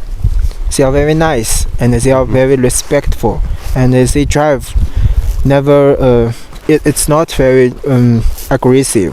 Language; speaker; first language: English; non-native, learner; Chinese